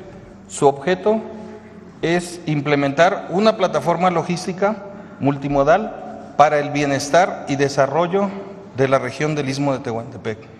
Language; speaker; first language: Spanish; native; Spanish